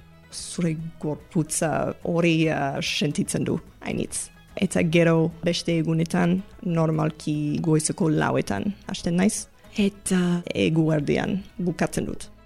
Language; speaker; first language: Basque; non-native, learner; English